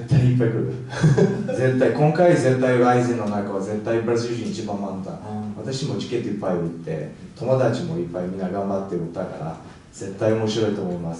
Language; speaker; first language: Japanese; non-native, learner; Portuguese